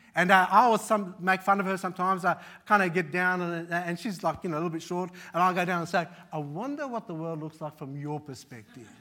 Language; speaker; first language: English; early bilingual, other home language; Arabic